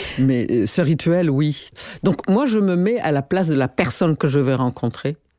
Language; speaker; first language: French; non-native, local second language; Rundi